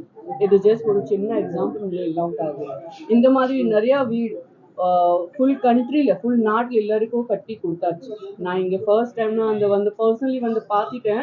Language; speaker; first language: Tamil; non-native, learner; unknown